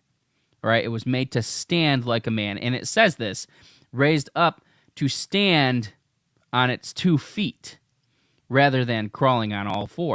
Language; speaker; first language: English; native; English